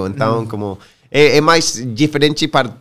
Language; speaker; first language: Portuguese; non-native, learner; English